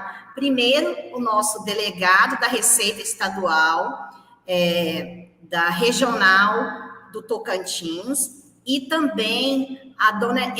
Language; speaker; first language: Portuguese; native; Portuguese